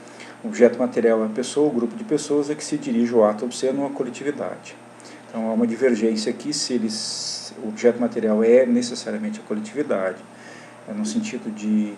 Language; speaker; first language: Portuguese; native; Portuguese